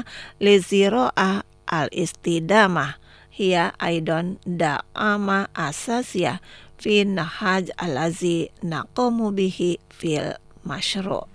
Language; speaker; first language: Arabic; non-native, fluent; Indonesian